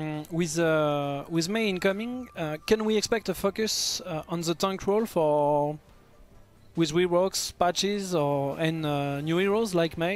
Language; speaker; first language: English; non-native, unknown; French